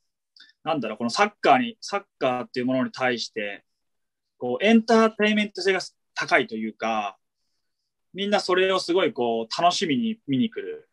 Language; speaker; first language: Japanese; native; Japanese